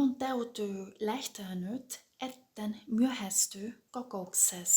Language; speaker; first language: Finnish; non-native, fluent; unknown